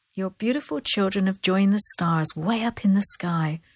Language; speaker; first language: English; native; English